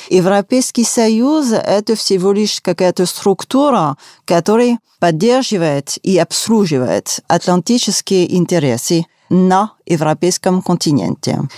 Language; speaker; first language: Russian; non-native, fluent; French